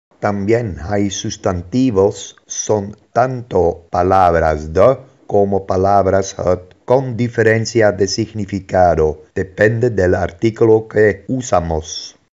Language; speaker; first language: Spanish; non-native, fluent; Dutch